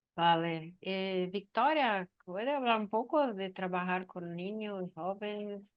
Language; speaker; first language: Spanish; non-native, learner; Portuguese